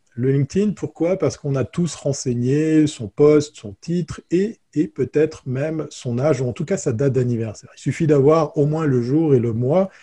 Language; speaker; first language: French; native; French